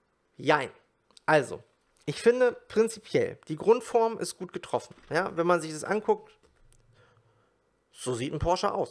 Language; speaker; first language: German; native; German